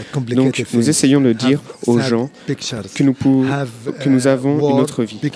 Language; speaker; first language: French; non-native, fluent; Arabic